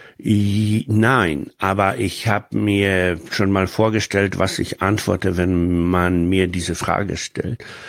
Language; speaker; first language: German; non-native, fluent; Polish